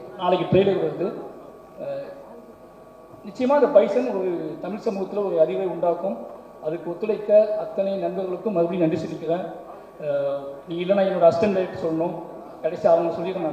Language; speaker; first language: Tamil; native; Tamil